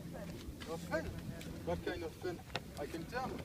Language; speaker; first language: English; non-native, learner; French